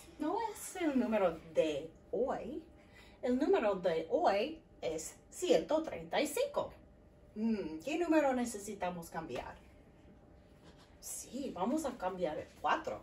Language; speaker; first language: Spanish; non-native, fluent; English